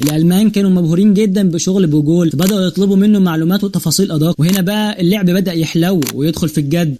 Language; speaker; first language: Arabic; native; Arabic